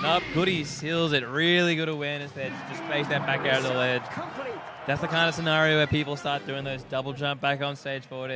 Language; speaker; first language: English; native; English